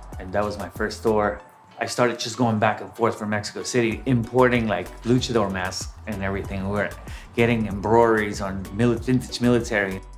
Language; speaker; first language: English; non-native, fluent; Spanish